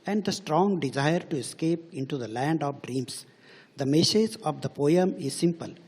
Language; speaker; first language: English; non-native, local second language; Marathi